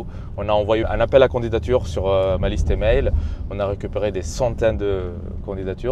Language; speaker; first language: French; native; French